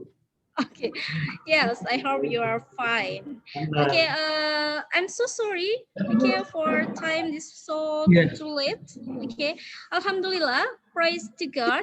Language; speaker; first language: English; non-native, learner; Indonesian